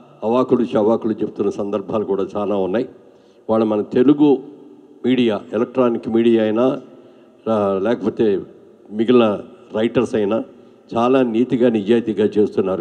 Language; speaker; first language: Telugu; native; Telugu